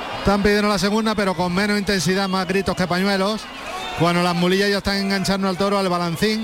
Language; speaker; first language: Spanish; native; Spanish